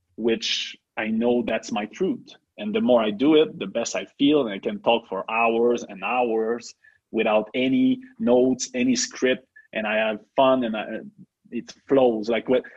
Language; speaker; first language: English; non-native, fluent; French